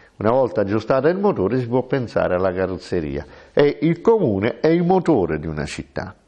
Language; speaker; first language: Italian; native; Italian